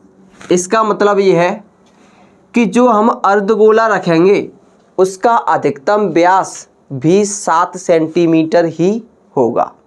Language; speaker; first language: Hindi; native; Hindi